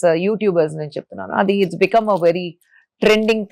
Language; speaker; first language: Telugu; non-native, local second language; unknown